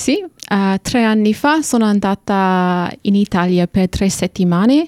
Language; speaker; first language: Italian; non-native, fluent; English